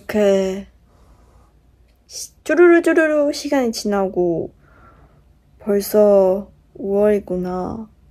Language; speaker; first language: Korean; non-native, fluent; Chinese